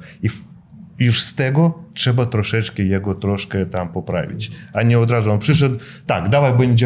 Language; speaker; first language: Polish; non-native, fluent; Russian